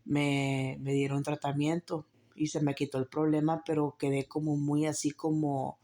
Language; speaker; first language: Spanish; early bilingual, heritage; Spanish